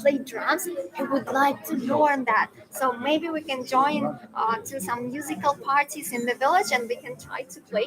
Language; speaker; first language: English; non-native, fluent; Russian